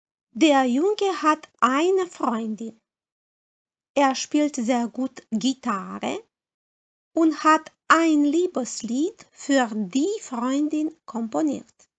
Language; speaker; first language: German; non-native, fluent; Romanian